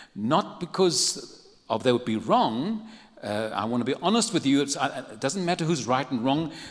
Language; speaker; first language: English; native; English